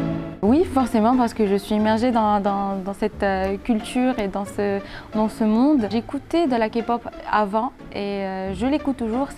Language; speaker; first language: French; non-native, local second language; Arabic